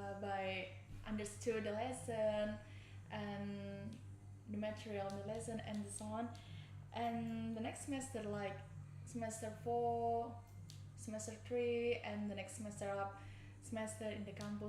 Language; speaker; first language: English; non-native, learner; Indonesian